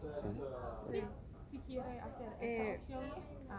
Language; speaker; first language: Spanish; non-native, learner; English